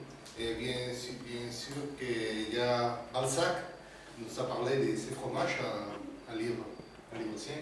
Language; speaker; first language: French; non-native, learner; Spanish